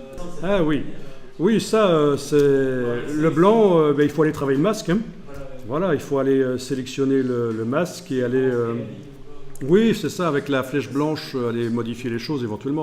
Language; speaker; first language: French; native; French